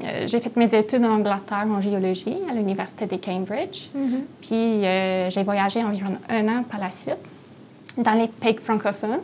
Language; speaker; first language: French; non-native, fluent; English